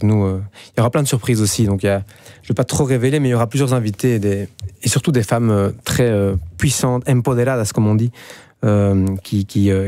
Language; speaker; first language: French; native; French